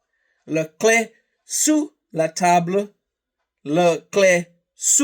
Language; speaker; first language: French; non-native, learner; English